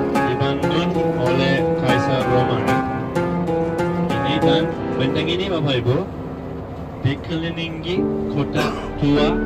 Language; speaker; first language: Indonesian; non-native, learner; Turkish